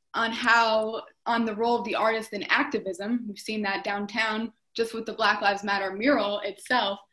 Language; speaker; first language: English; native; English